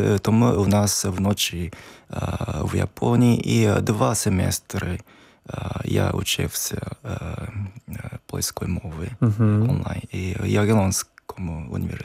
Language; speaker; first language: Ukrainian; non-native, learner; Japanese